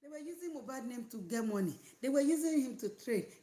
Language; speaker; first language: English; non-native, local second language; Yoruba